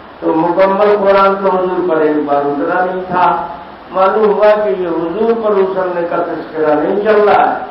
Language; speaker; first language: Urdu; native; Urdu